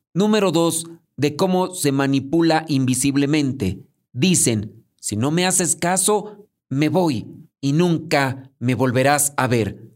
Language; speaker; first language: Spanish; native; Spanish